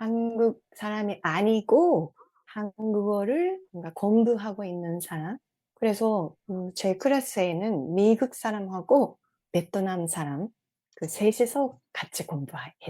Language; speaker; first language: Korean; non-native, fluent; Japanese